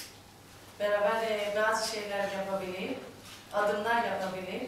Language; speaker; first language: Turkish; non-native, learner; Greek